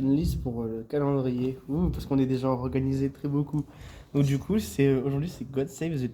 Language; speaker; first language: French; native; French